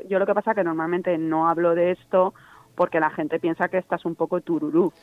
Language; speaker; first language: Spanish; native; Spanish